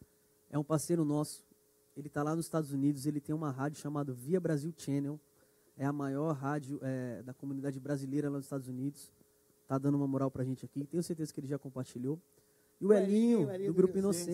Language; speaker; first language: Portuguese; native; Portuguese